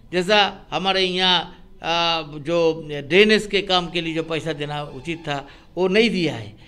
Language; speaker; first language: Hindi; non-native, local second language; Bangla